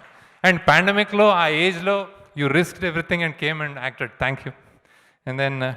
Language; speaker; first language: Telugu; native; Telugu